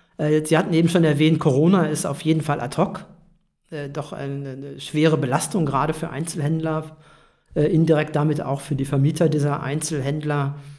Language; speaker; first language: German; native; German